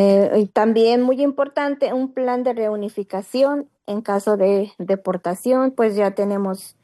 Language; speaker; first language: Spanish; native; Spanish